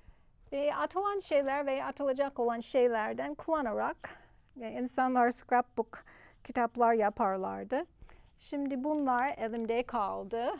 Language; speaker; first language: Turkish; non-native, fluent; English